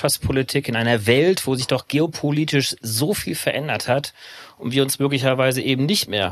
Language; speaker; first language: German; native; German